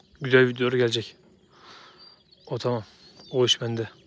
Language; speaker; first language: Turkish; native; Turkish